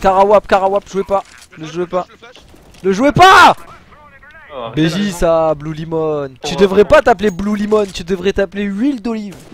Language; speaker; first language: French; native; French